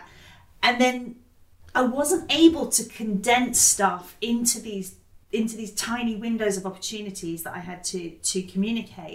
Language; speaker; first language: English; native; English